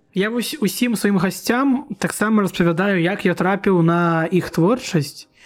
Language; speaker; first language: Belarusian; non-native, local second language; Russian